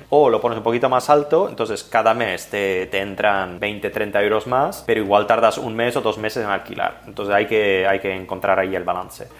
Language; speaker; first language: Spanish; non-native, fluent; Dutch